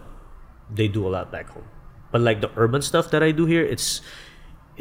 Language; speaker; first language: English; non-native, local second language; Filipino